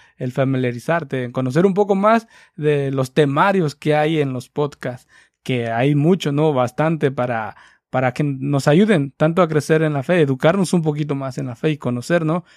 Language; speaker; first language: Spanish; native; Spanish